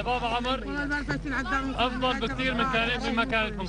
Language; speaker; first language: Arabic; native; Arabic